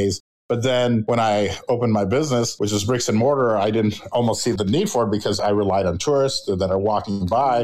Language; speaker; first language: English; native; English